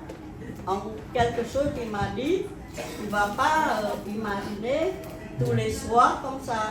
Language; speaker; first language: French; non-native, fluent; Khmer